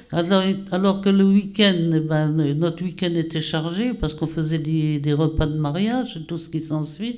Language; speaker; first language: French; native; French